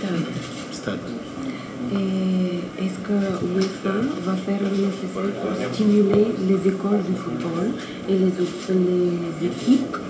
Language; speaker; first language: French; non-native, fluent; Bulgarian